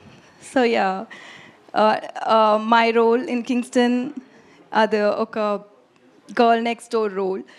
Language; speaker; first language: Telugu; non-native, learner; Tamil